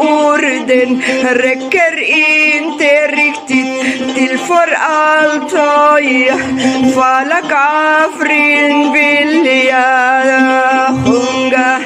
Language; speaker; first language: Swedish; non-native, fluent; Kurdish